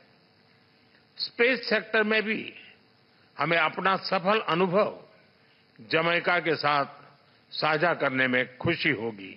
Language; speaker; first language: Hindi; native; Hindi